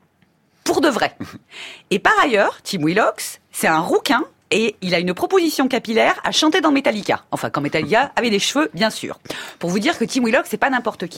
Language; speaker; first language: French; native; French